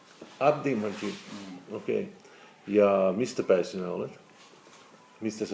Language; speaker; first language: Finnish; non-native, fluent; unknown